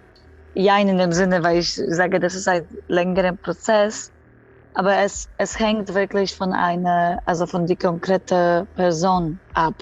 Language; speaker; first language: German; non-native, fluent; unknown